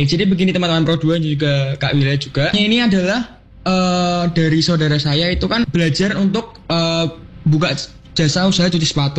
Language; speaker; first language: Indonesian; native; Indonesian